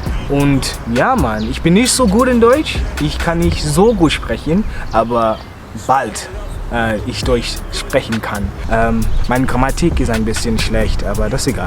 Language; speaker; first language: German; non-native, learner; Zulu